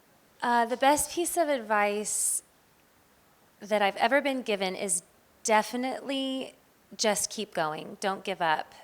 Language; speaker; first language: English; native; English